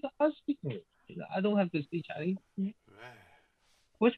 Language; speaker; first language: English; non-native, local second language; Cantonese